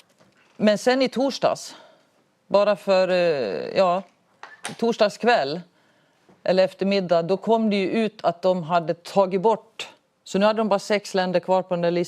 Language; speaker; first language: Swedish; native; Swedish